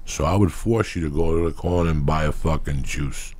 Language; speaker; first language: English; native; English